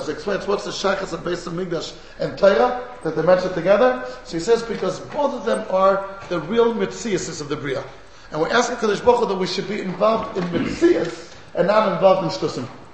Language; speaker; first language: English; native; English